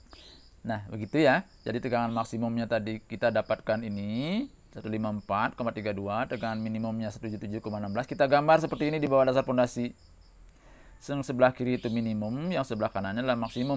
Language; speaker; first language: Indonesian; native; Indonesian